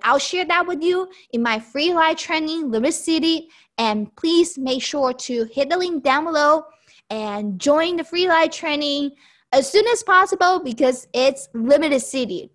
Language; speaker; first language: English; non-native, fluent; Chinese